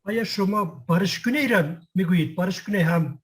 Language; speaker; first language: Persian; non-native, fluent; Kurdish